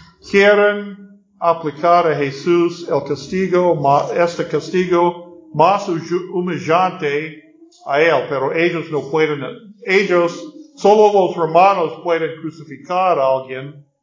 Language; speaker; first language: Spanish; non-native, learner; English